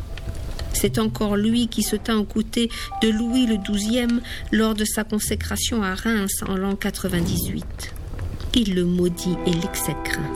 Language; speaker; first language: French; native; French